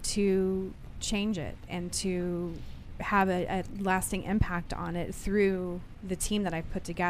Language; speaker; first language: English; native; English